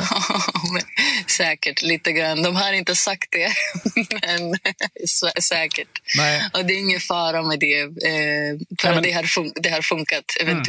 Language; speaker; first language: Swedish; non-native, fluent; Greek